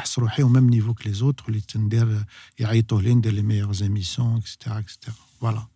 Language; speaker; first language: French; non-native, local second language; Arabic